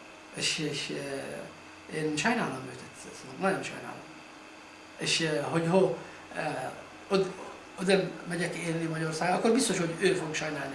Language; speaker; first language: Hungarian; non-native, fluent; Arabic